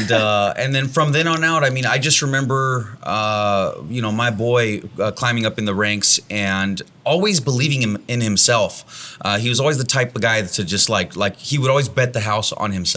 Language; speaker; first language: English; native; English